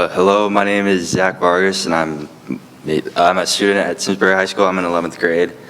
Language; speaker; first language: English; native; English